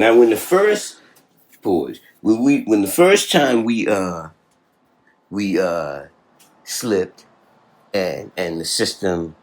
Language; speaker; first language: English; native; English